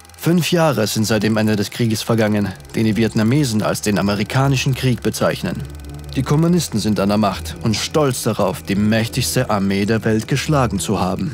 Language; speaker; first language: German; native; German